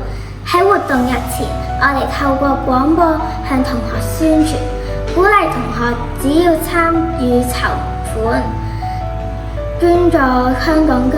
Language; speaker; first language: Cantonese; native; Cantonese